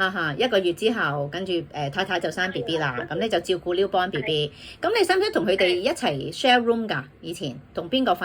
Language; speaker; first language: Cantonese; native; Cantonese